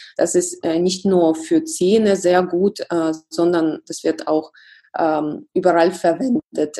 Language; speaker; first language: German; non-native, fluent; Russian